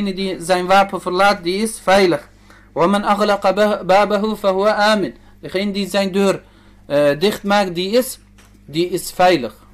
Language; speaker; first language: Dutch; early bilingual, other home language; Turkish